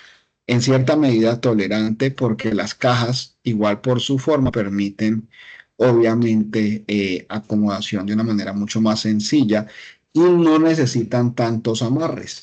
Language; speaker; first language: Spanish; native; Spanish